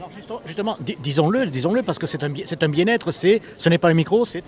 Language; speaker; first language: French; native; French